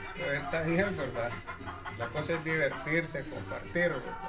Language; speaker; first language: Spanish; native; Spanish